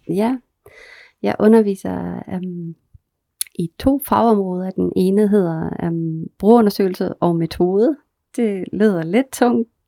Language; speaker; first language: Danish; non-native, fluent; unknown